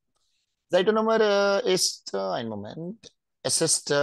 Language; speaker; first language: German; non-native, fluent; Hindi